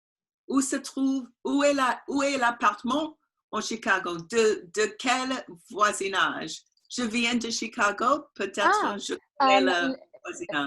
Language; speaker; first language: French; non-native, learner; English